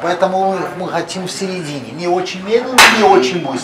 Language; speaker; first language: Russian; non-native, fluent; Portuguese